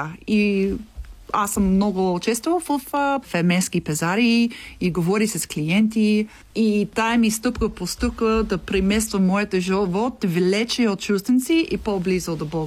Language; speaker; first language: Bulgarian; non-native, learner; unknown